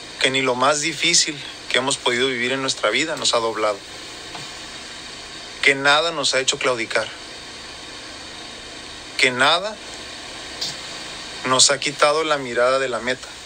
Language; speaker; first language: Spanish; native; Spanish